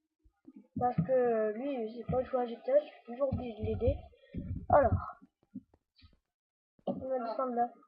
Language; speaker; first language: French; native; French